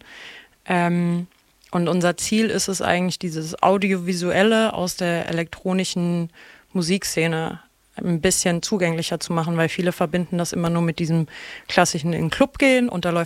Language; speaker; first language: German; native; German